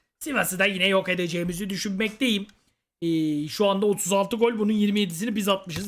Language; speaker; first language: Turkish; native; Turkish